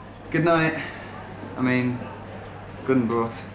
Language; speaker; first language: English; native; English